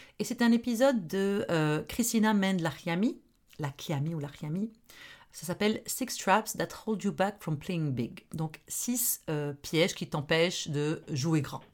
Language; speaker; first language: French; non-native, local second language; Arabic